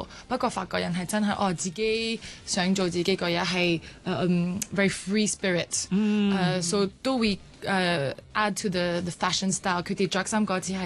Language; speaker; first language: Cantonese; early bilingual, other home language; French